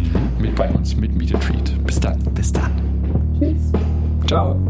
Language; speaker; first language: German; native; German